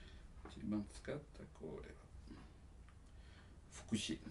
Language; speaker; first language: Japanese; non-native, learner; Italian